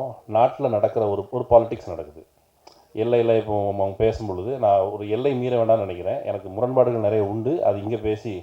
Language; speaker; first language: Tamil; native; Tamil